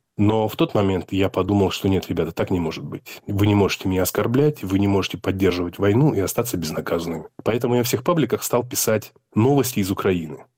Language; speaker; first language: Russian; native; Russian